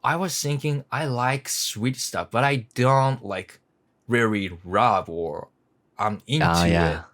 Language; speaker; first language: English; non-native, learner; Japanese